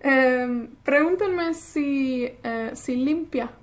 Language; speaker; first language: Spanish; non-native, fluent; Welsh